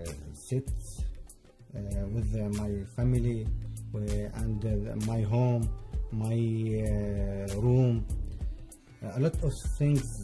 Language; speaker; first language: English; non-native, learner; Arabic